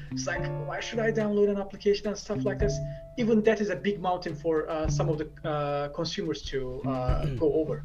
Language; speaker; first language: English; non-native, fluent; Turkish